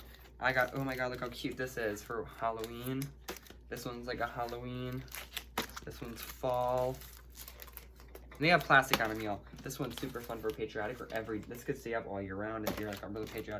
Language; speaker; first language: English; native; English